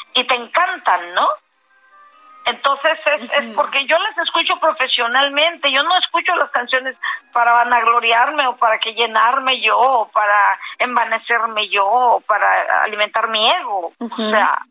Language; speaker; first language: Spanish; native; Spanish